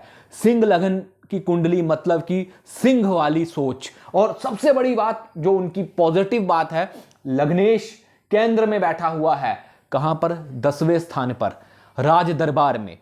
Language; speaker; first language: Hindi; native; Hindi